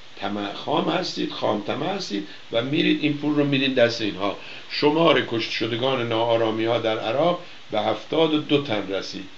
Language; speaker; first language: Persian; native; Persian